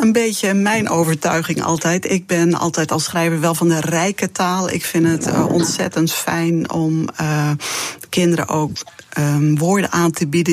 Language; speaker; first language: Dutch; non-native, local second language; Western Frisian